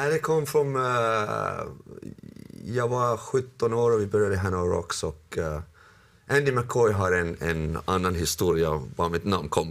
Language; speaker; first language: Swedish; non-native, local second language; Finnish